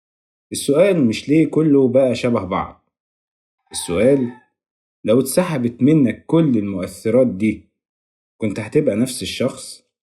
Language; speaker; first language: Arabic; native; Arabic